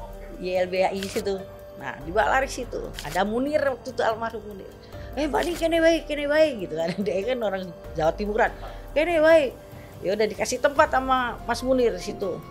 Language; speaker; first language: Indonesian; native; Indonesian